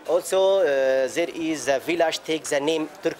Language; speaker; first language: English; non-native, learner; Arabic